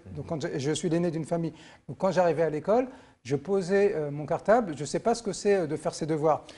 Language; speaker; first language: French; native; French